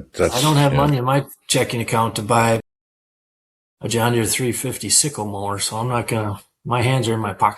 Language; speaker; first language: English; native; English